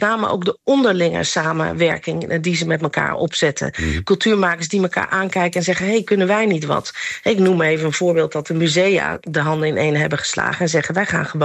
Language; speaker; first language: Dutch; non-native, fluent; Nepali